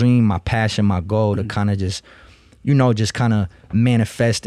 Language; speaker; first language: English; non-native, fluent; Russian